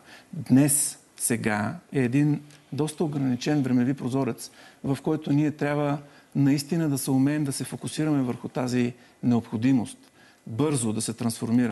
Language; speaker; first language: Bulgarian; native; Bulgarian